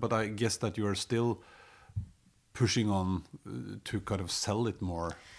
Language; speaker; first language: English; non-native, fluent; Norwegian